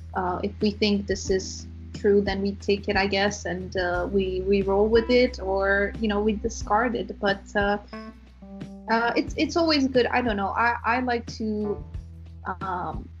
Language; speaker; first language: English; non-native, fluent; Romanian